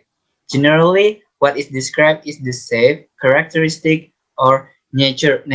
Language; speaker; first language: English; non-native, learner; Indonesian